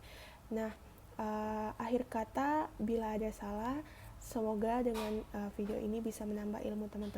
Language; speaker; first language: Indonesian; native; Indonesian